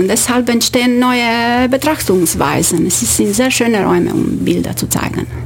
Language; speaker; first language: German; non-native, fluent; Romanian